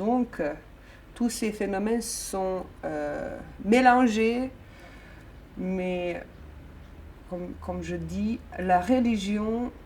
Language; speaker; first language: French; non-native, fluent; Bosnian